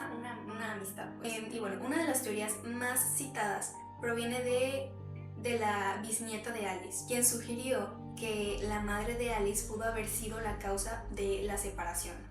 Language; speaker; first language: Spanish; native; Spanish